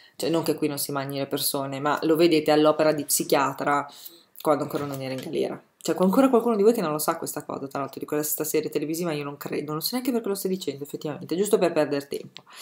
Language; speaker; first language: Italian; native; Italian